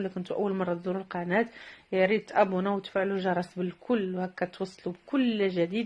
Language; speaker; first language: Arabic; native; Arabic